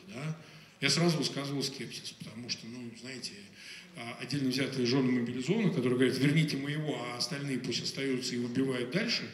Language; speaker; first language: Russian; native; Russian